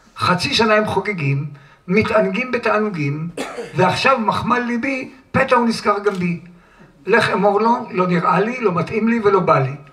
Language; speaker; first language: Hebrew; native; Hebrew